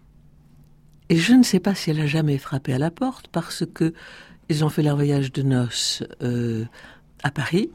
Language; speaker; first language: French; native; French